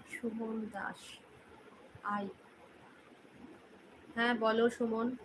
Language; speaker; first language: Hindi; non-native, local second language; Bangla